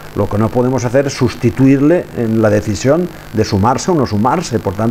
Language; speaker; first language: Spanish; non-native, local second language; Catalan